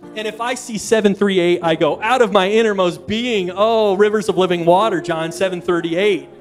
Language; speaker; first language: English; native; English